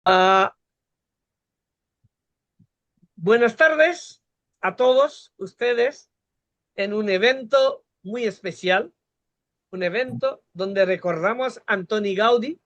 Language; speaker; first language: Spanish; non-native, fluent; Bangla